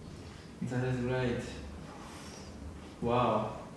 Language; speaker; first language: English; non-native, learner; Japanese